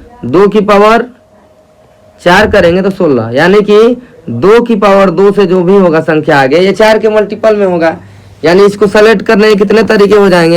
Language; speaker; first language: Hindi; native; Hindi